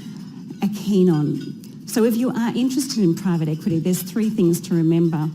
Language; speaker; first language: English; native; English